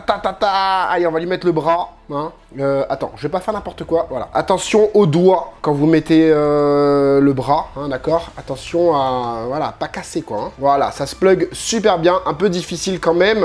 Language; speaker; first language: French; native; French